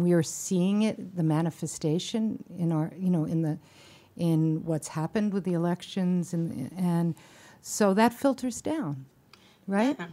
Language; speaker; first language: English; native; English